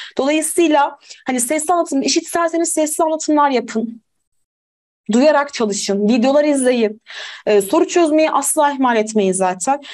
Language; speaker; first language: Turkish; native; Turkish